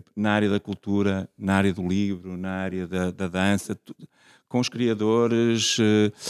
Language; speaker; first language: Portuguese; native; Portuguese